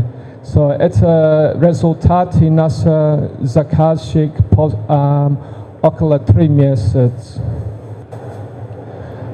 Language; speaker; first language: Russian; non-native, learner; English